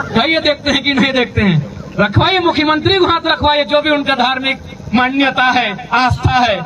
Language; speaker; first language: Hindi; native; Hindi